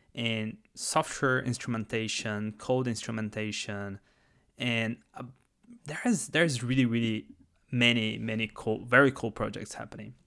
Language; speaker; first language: English; non-native, fluent; Portuguese